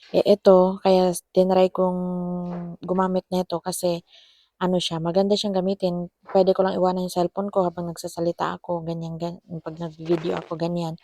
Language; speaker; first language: Filipino; non-native, local second language; Cebuano